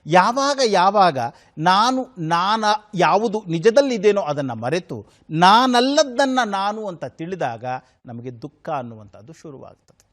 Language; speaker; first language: Kannada; native; Kannada